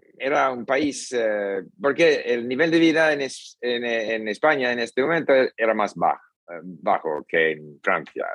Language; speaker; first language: Spanish; non-native, fluent; English